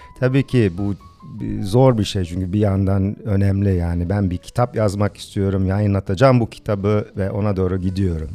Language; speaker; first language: Turkish; early bilingual, other home language; English